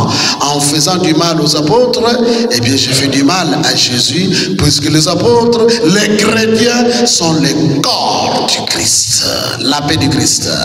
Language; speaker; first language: French; non-native, local second language; Kituba (Democratic Republic of Congo)